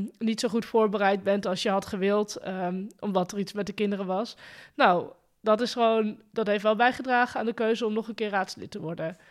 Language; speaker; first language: Dutch; native; Dutch